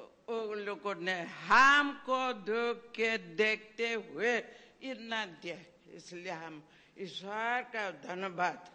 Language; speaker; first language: Hindi; non-native, local second language; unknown